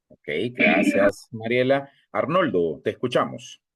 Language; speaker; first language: Spanish; native; Spanish